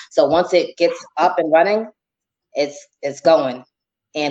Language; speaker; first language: English; native; English